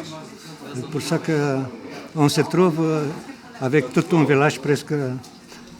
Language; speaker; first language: French; non-native, fluent; Romanian